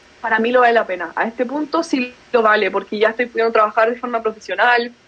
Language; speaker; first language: Spanish; native; Spanish